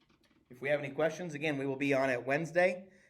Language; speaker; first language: English; native; English